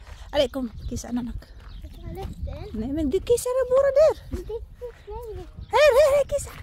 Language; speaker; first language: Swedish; non-native, learner; Filipino